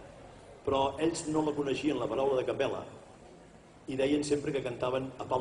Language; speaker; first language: Catalan; native; Catalan